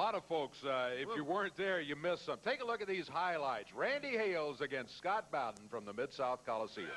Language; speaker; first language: English; native; English